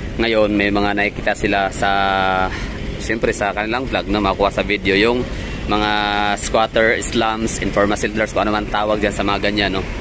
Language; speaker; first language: Filipino; non-native, local second language; Cebuano